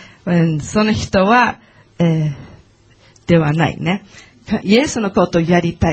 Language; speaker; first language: Japanese; non-native, learner; English